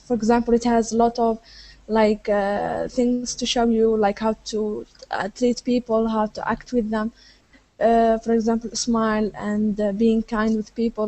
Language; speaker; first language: English; non-native, fluent; Arabic